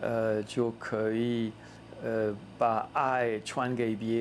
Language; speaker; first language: Chinese; non-native, fluent; French